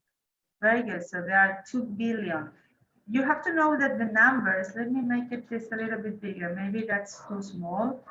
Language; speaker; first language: English; non-native, fluent; Spanish